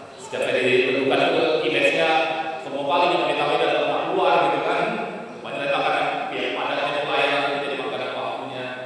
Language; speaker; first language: Indonesian; native; Indonesian